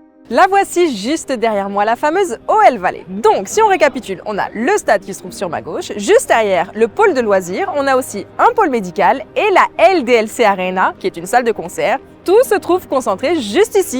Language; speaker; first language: French; native; French